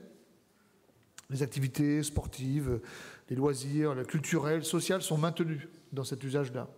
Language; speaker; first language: French; native; French